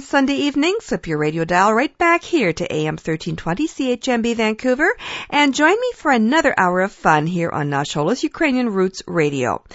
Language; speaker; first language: English; early bilingual, other home language; Ukrainian